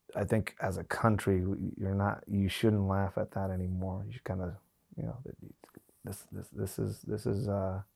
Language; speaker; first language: English; non-native, fluent; Spanish